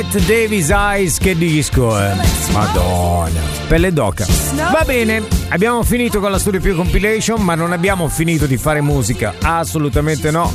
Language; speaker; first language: Italian; native; Italian